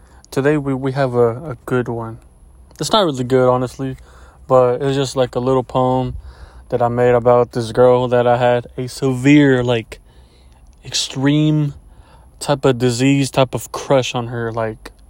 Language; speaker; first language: English; early bilingual, other home language; Spanish